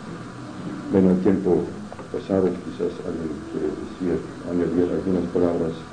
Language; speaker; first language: Spanish; non-native, fluent; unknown